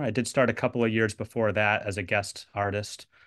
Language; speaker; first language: English; native; English